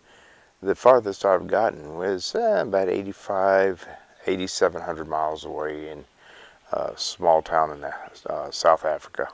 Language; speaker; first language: English; native; English